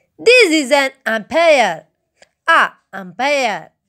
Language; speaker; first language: English; non-native, local second language; Malayalam